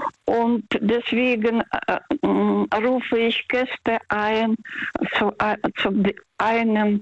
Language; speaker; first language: German; non-native, fluent; Russian